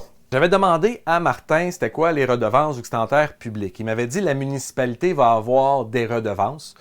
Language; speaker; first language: French; native; French